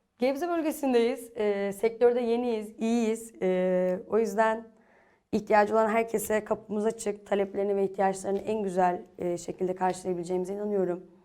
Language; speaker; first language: Turkish; native; Turkish